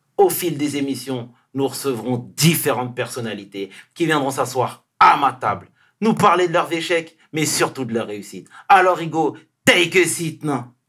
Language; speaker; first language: French; native; French